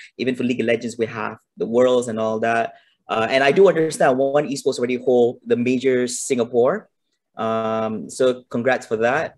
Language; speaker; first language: English; non-native, local second language; Malay